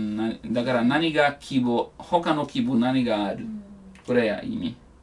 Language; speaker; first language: Japanese; non-native, learner; Italian